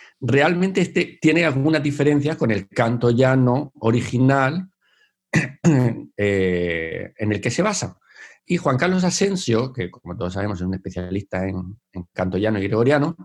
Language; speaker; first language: Spanish; native; Spanish